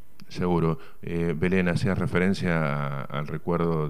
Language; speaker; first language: Spanish; native; Spanish